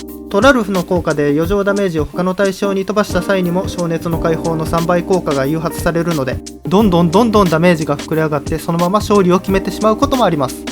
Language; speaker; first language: Japanese; native; Japanese